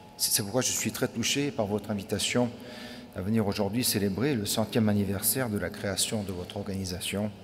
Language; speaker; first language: French; native; French